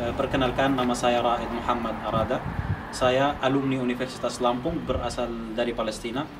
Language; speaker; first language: Indonesian; non-native, fluent; Arabic